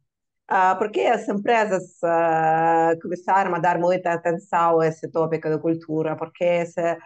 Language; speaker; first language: Portuguese; non-native, learner; Russian